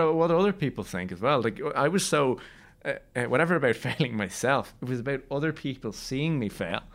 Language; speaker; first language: English; native; English